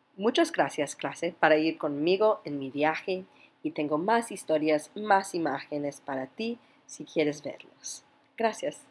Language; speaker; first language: Spanish; non-native, learner; English